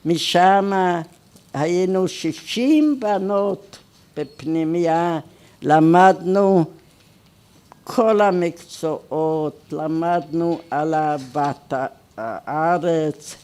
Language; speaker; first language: Hebrew; non-native, fluent; Hungarian